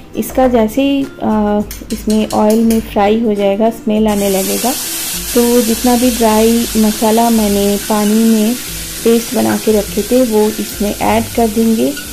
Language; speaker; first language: Hindi; non-native, local second language; Bangla